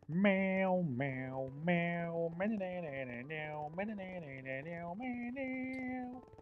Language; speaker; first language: English; native; English